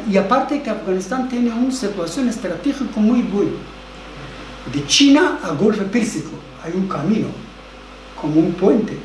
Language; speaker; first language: Spanish; non-native, learner; Persian